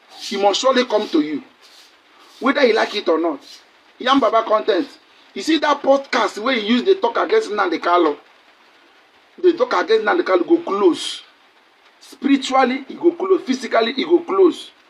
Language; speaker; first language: Nigerian Pidgin; non-native, local second language; Igbo